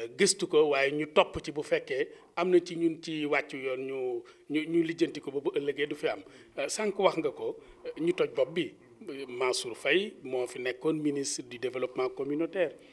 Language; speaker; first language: Wolof; native; Wolof